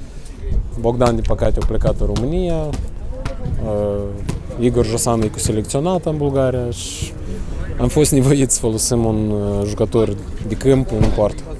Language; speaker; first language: Romanian; non-native, local second language; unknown